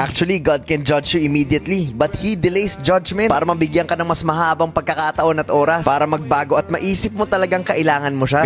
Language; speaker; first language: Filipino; native; Filipino